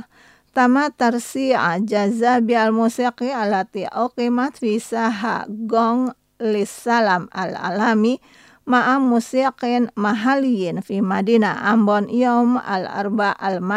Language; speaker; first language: Arabic; non-native, fluent; Indonesian